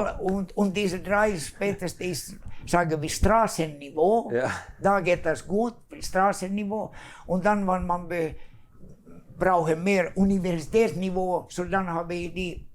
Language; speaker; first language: German; non-native, fluent; Finnish